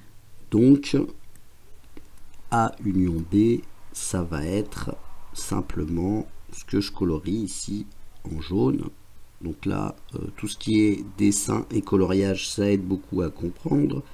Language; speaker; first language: French; native; French